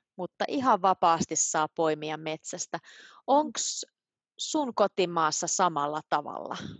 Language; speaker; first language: Finnish; native; Finnish